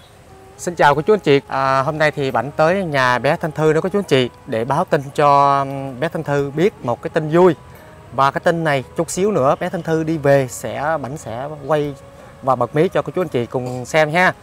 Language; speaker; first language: Vietnamese; native; Vietnamese